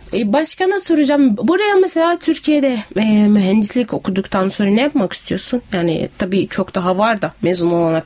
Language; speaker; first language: Turkish; native; Turkish